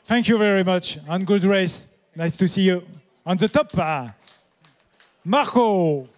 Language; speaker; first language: English; non-native, learner; French